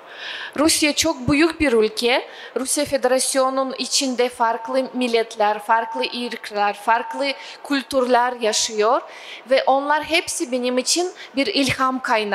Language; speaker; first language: Turkish; non-native, fluent; Russian